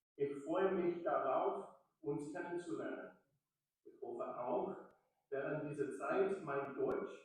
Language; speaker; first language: German; non-native, learner; English